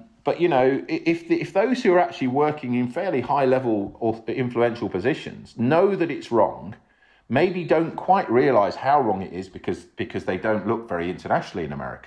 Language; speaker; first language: English; native; English